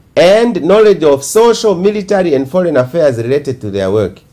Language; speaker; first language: English; non-native, local second language; Swahili